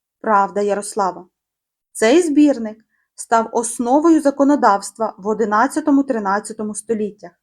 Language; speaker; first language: Ukrainian; native; Ukrainian